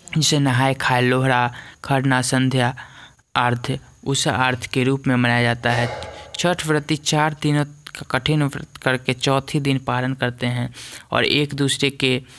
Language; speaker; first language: Hindi; native; Hindi